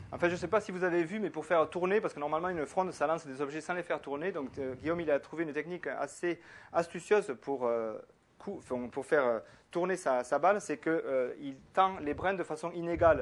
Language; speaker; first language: French; native; French